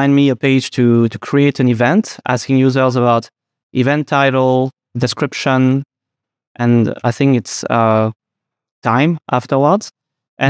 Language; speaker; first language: English; non-native, fluent; French